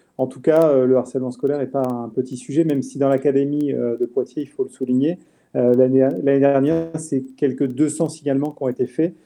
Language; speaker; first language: French; native; French